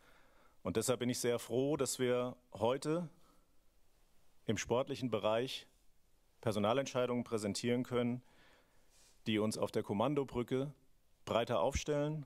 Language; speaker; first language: German; native; German